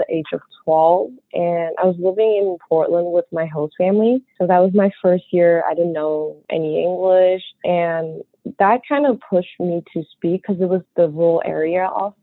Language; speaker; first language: English; early bilingual, other home language; Chinese